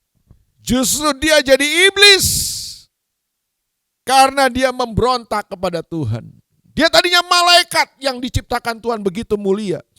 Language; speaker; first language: Indonesian; native; Indonesian